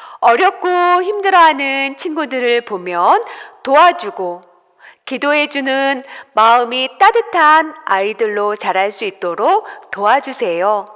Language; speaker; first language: Korean; native; Korean